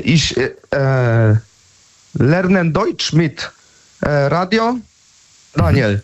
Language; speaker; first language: German; non-native, learner; Polish